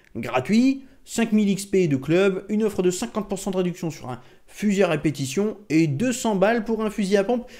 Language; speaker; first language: French; native; French